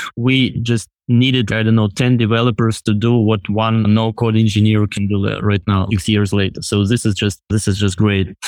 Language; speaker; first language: English; non-native, fluent; Russian